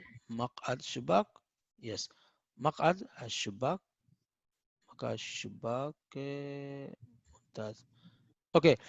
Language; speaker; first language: Arabic; non-native, fluent; Hindi